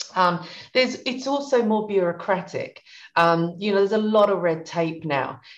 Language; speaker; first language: English; native; English